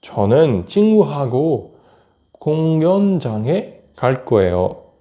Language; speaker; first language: Korean; non-native, fluent; French